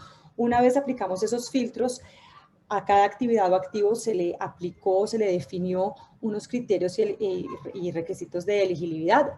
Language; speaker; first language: Spanish; native; Spanish